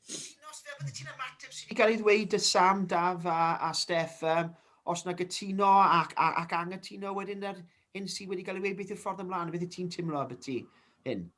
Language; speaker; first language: Welsh; native; Welsh